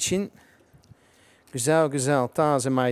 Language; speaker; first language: Turkish; non-native, fluent; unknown